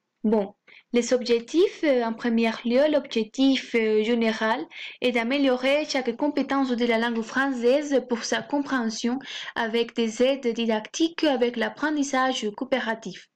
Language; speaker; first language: French; non-native, fluent; Spanish